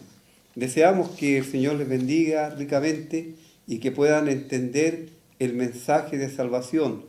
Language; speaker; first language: Spanish; native; Spanish